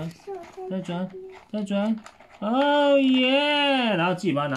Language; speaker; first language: Chinese; native; Chinese